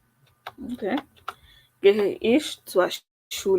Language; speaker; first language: German; non-native, learner; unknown